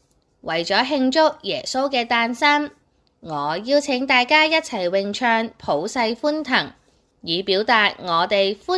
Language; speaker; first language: Chinese; native; Chinese